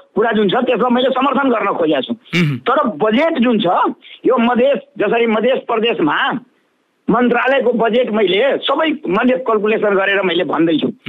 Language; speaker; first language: Nepali; non-native, local second language; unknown